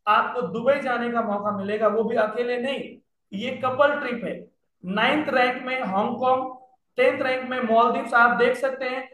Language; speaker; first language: Hindi; non-native, local second language; Nepali